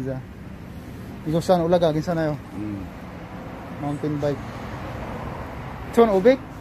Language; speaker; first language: Korean; non-native, learner; Filipino